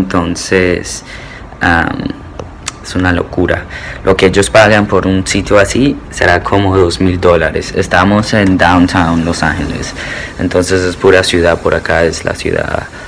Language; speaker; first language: Spanish; early bilingual, heritage; Spanish